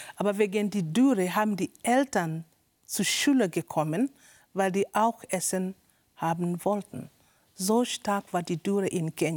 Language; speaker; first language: German; non-native, learner; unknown